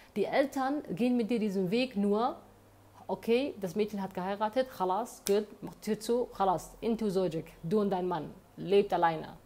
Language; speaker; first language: German; early bilingual, other home language; Somali